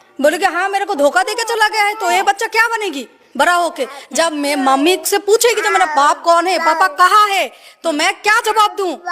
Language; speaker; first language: Hindi; non-native, fluent; Bangla